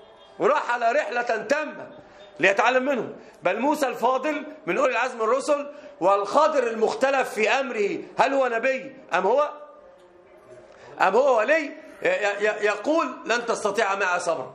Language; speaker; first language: Arabic; native; Arabic